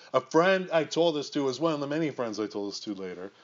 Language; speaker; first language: English; native; English